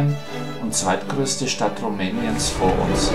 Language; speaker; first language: German; native; German